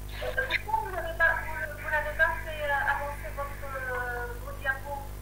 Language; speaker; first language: French; non-native, local second language; Arabic